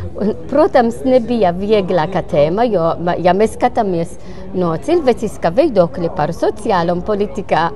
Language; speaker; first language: Latvian; non-native, learner; Maltese